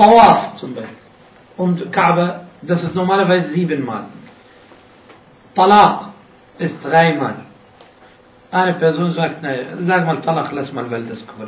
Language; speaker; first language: German; non-native, fluent; Arabic